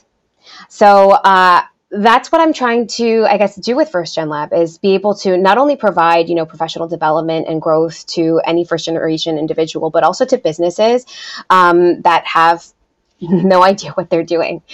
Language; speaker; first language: English; early bilingual, other home language; Spanish